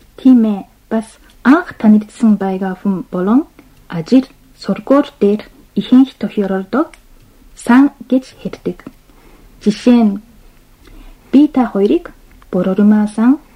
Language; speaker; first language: Mongolian; non-native, fluent; Japanese